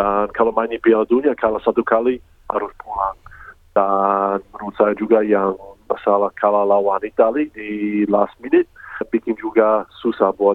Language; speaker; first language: Indonesian; early bilingual, heritage; English